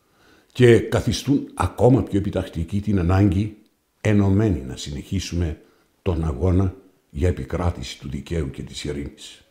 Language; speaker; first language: Greek; native; Greek